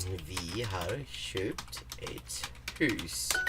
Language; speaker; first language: Swedish; non-native, learner; English